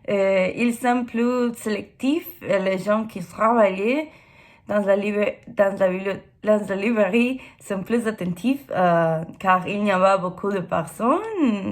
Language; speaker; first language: French; non-native, learner; English